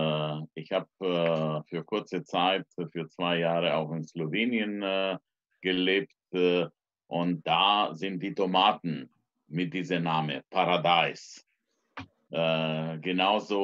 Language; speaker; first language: German; non-native, fluent; Romanian